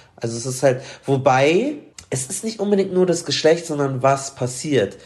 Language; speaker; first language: German; early bilingual, other home language; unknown